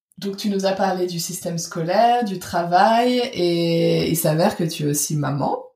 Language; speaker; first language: French; native; French